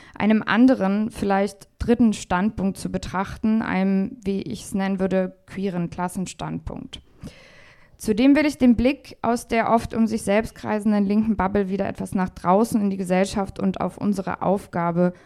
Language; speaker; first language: German; native; German